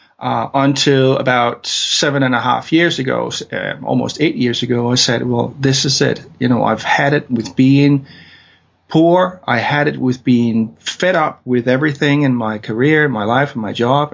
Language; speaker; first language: English; non-native, fluent; Danish